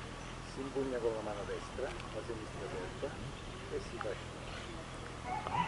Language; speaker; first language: Italian; native; Italian